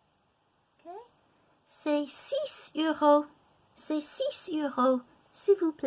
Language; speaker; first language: French; non-native, fluent; English